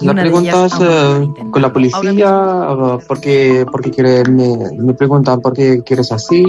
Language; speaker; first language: Spanish; non-native, learner; Arabic